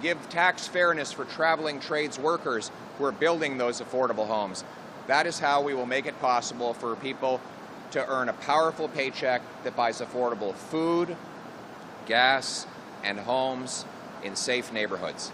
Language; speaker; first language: English; native; English